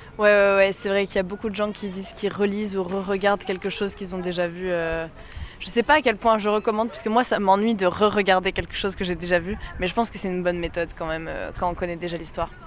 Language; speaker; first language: French; native; French